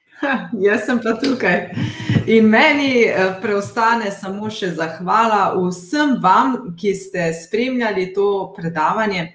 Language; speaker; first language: Slovenian; native; Slovenian